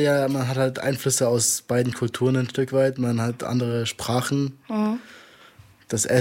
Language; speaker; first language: German; native; German